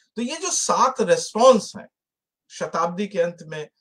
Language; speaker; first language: Hindi; native; Hindi